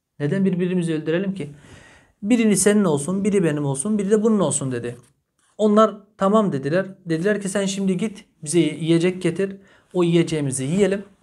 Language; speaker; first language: Turkish; early bilingual, heritage; Turkish